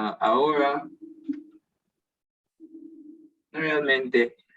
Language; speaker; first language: Spanish; non-native, learner; English